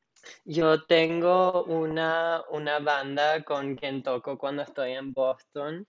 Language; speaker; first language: Spanish; non-native, local second language; English